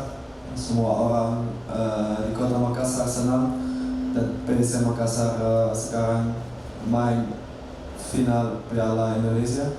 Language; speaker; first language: Indonesian; non-native, learner; Dutch